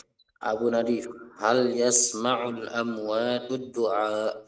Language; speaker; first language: Arabic; non-native, fluent; Indonesian